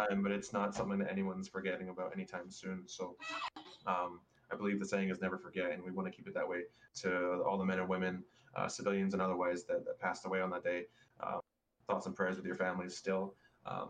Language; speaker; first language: English; native; English